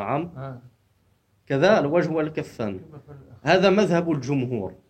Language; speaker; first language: Arabic; non-native, fluent; French